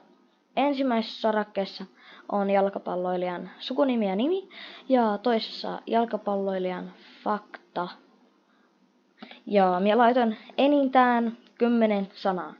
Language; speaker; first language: Finnish; non-native, fluent; Russian